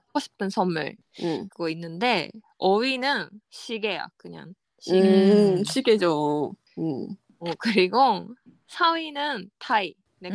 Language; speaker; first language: Korean; non-native, fluent; Japanese